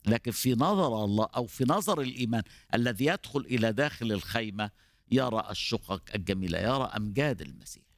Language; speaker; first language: Arabic; native; Arabic